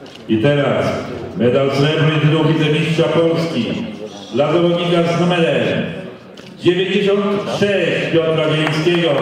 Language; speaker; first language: Polish; native; Polish